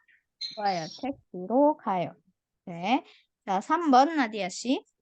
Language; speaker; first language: Korean; non-native, fluent; Indonesian